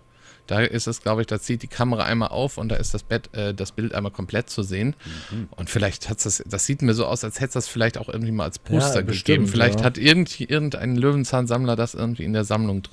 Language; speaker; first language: German; native; German